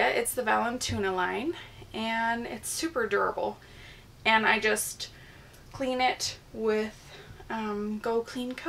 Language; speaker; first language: English; native; English